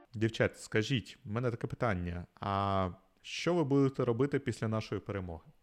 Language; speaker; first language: Ukrainian; non-native, local second language; Russian